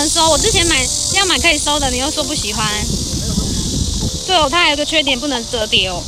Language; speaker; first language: Chinese; native; Chinese